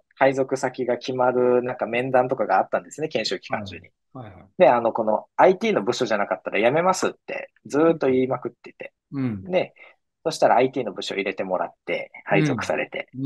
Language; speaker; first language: Japanese; native; Japanese